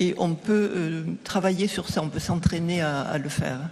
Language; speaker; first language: French; native; French